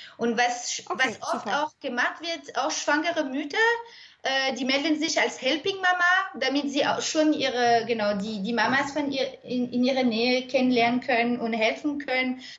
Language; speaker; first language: German; non-native, fluent; French